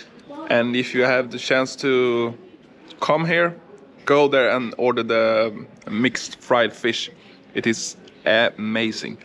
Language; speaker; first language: English; non-native, fluent; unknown